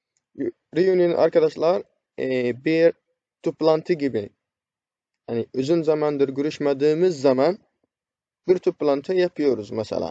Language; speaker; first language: Turkish; non-native, fluent; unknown